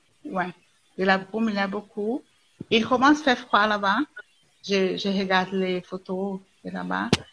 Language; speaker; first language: French; non-native, learner; Portuguese